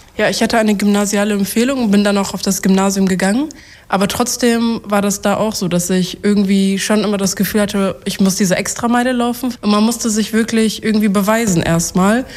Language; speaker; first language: German; early bilingual, other home language; Kurdish